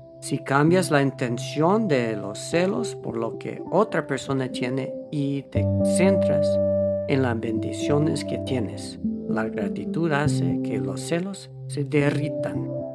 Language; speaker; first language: Spanish; non-native, fluent; English